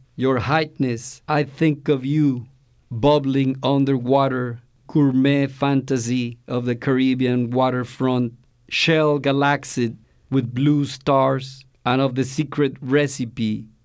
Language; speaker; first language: English; non-native, fluent; Spanish